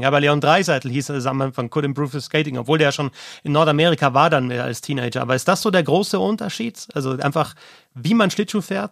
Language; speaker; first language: German; native; German